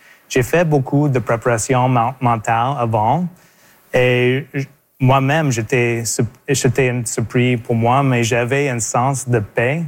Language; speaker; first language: French; non-native, local second language; English